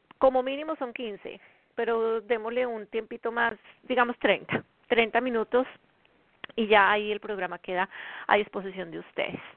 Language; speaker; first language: Spanish; native; Spanish